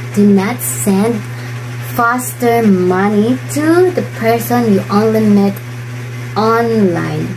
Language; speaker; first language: English; non-native, local second language; Cebuano